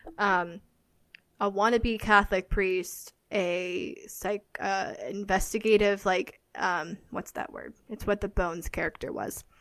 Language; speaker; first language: English; native; English